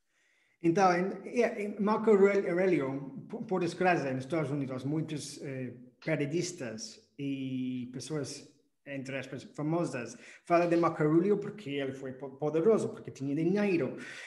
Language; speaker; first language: Portuguese; non-native, fluent; English